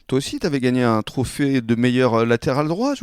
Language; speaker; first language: French; native; French